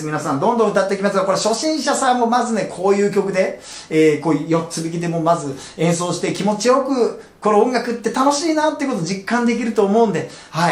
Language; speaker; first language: Japanese; native; Japanese